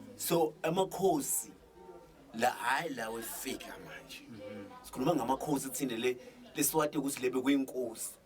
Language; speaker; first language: Zulu; non-native, local second language; Swati